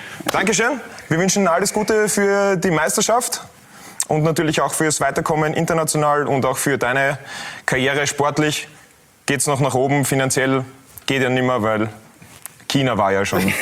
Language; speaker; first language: German; native; German